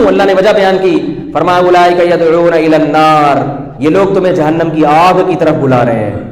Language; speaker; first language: Urdu; native; Urdu